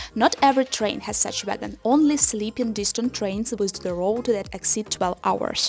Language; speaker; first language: English; non-native, fluent; Ukrainian